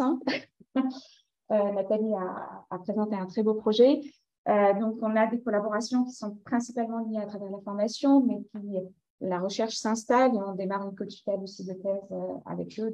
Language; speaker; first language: French; native; French